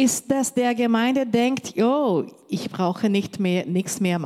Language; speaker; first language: German; non-native, learner; Portuguese